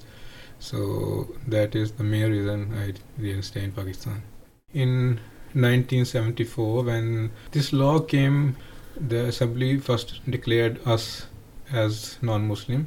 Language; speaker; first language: English; non-native, local second language; Punjabi